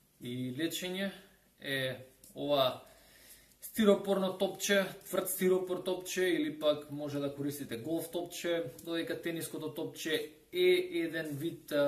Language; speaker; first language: Macedonian; native; Macedonian